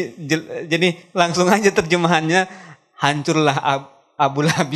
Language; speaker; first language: Indonesian; native; Indonesian